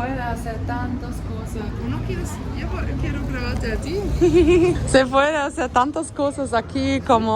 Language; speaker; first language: Spanish; non-native, fluent; German